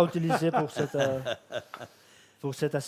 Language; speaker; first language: French; non-native, fluent; Catalan